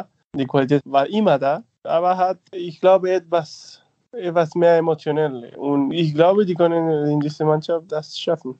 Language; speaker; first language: German; non-native, fluent; Spanish